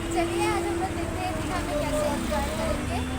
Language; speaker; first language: Hindi; native; Hindi